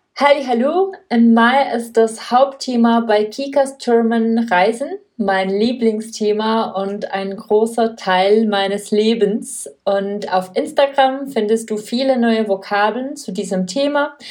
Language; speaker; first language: German; non-native, fluent; Czech